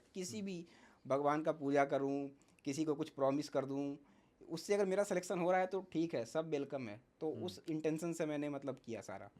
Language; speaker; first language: Hindi; native; Hindi